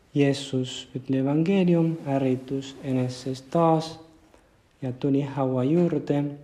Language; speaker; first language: Estonian; non-native, fluent; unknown